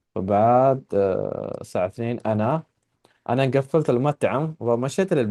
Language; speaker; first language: Arabic; non-native, fluent; Urdu